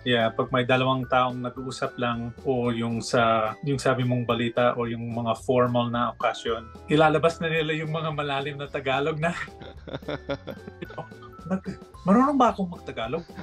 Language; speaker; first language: Filipino; non-native, fluent; English